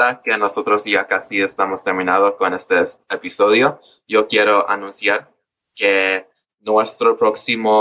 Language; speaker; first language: Spanish; early bilingual, heritage; English